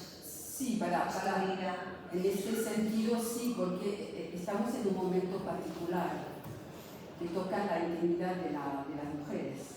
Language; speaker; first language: Spanish; non-native, fluent; French